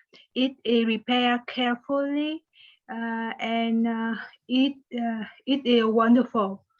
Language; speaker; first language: English; non-native, learner; Vietnamese